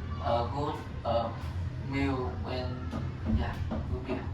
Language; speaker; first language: English; non-native, learner; Vietnamese